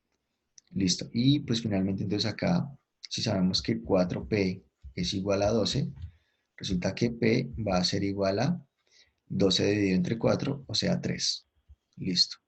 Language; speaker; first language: Spanish; native; Spanish